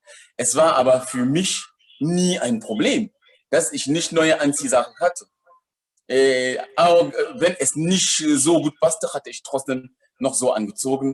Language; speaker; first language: German; non-native, fluent; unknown